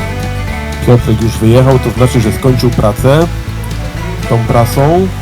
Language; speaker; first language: Polish; native; Polish